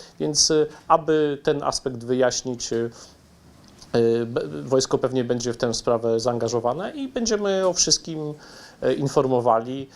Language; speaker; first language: Polish; native; Polish